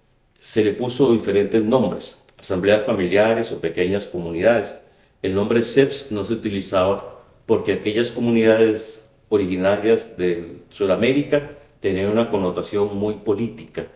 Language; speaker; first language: Spanish; native; Spanish